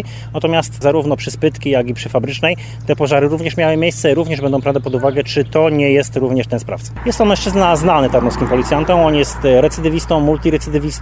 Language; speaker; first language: Polish; native; Polish